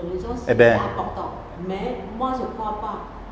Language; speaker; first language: French; non-native, learner; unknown